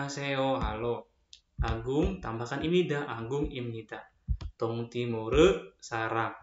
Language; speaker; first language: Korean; non-native, fluent; Indonesian